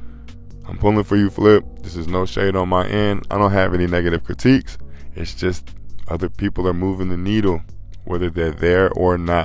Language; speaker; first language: English; native; English